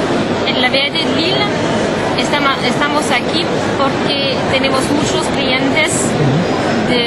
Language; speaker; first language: Spanish; non-native, learner; French